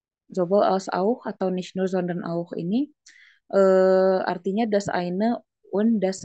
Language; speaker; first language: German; non-native, fluent; Indonesian